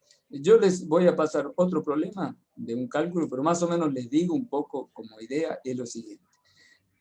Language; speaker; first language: Spanish; native; Spanish